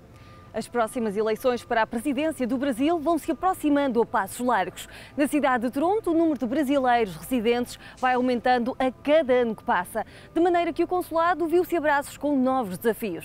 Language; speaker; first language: Portuguese; native; Portuguese